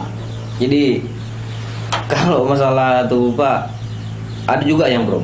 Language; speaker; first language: Malay; native; Malay